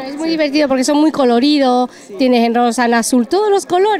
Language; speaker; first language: Spanish; native; Spanish